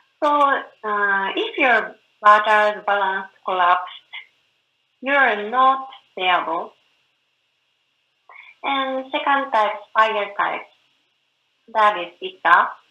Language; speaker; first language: English; non-native, learner; Japanese